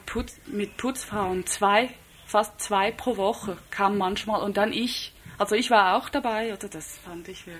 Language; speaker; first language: German; non-native, fluent; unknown